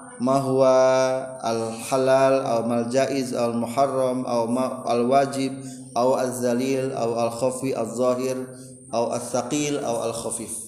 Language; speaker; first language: Arabic; non-native, learner; Indonesian